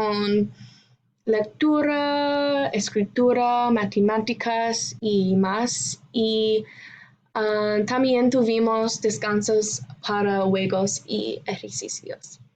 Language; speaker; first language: Spanish; non-native, learner; English